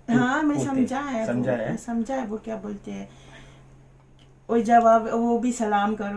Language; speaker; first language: Hindi; non-native, learner; Malay